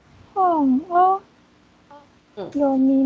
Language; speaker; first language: Japanese; non-native, learner; Chinese